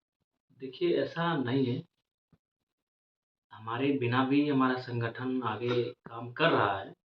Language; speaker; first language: Hindi; non-native, local second language; Magahi